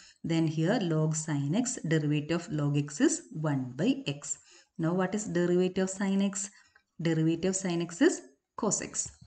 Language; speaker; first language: English; non-native, local second language; Malayalam